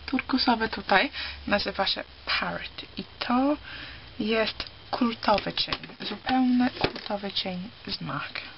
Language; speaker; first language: Polish; early bilingual, heritage; Polish